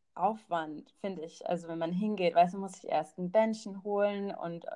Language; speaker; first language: German; non-native, local second language; Thai